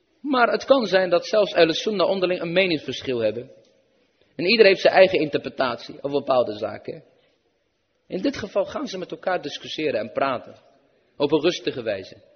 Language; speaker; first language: Dutch; early bilingual, other home language; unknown